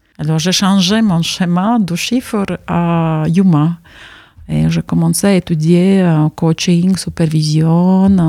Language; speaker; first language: French; non-native, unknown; Latvian